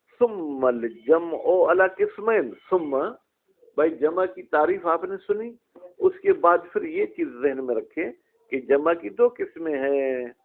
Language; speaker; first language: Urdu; non-native, local second language; Sindhi